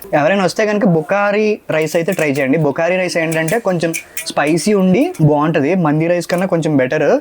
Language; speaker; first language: Telugu; native; Telugu